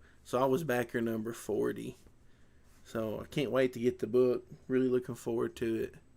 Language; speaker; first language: English; native; English